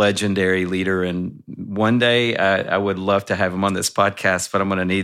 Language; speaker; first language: English; native; English